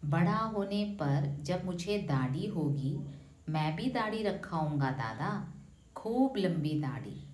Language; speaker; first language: Hindi; non-native, local second language; Malayalam